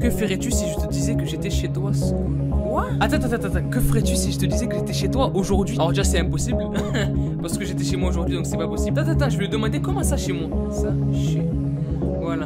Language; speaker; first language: French; native; French